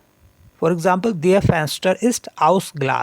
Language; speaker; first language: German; non-native, learner; Hindi